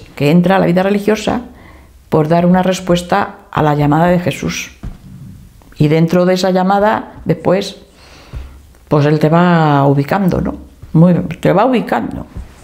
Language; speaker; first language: Spanish; native; Spanish